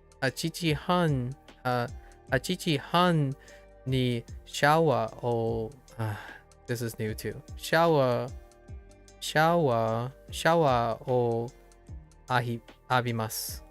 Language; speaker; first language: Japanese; non-native, learner; English